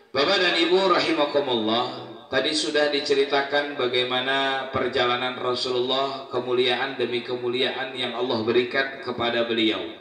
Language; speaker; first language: Indonesian; native; Indonesian